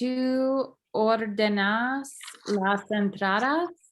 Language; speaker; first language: Spanish; non-native, learner; English